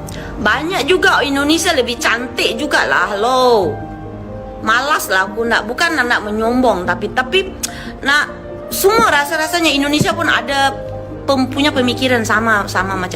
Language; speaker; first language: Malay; non-native, fluent; Indonesian